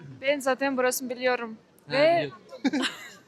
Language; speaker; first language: Turkish; non-native, learner; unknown